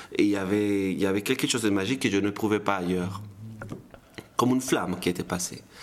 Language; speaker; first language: French; non-native, fluent; Spanish